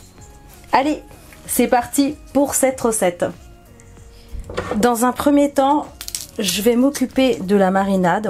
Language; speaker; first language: French; native; French